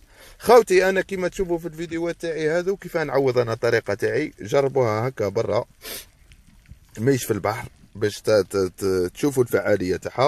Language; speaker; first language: Arabic; native; Arabic